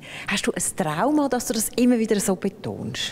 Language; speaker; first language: German; native; German